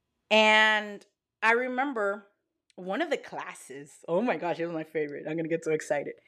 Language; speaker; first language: English; early bilingual, other home language; Spanish